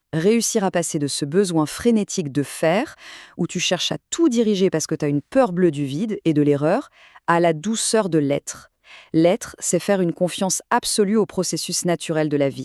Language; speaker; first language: French; native; French